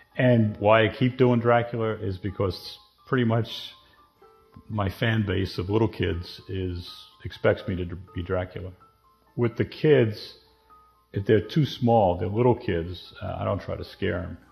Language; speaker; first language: English; native; English